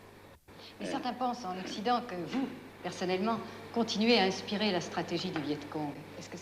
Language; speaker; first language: French; native; French